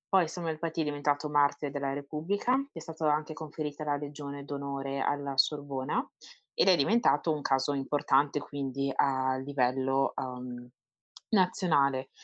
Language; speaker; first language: Italian; early bilingual, other home language; French